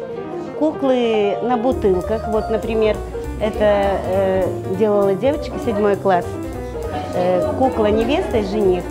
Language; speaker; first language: Russian; native; Russian